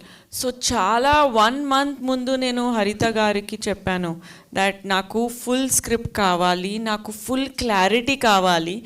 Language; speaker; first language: Telugu; non-native, local second language; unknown